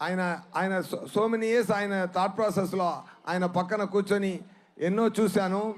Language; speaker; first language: Telugu; non-native, learner; Tamil